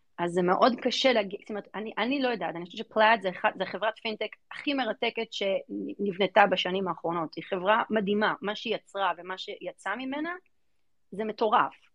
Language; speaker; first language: Hebrew; early bilingual, other home language; English